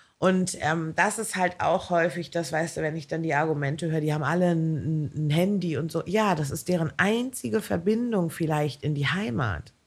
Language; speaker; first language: German; native; German